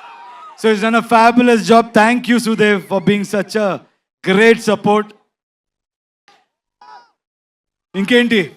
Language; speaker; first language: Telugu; non-native, learner; Kannada